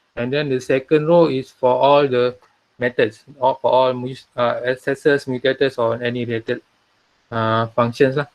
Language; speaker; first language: English; non-native, local second language; Malay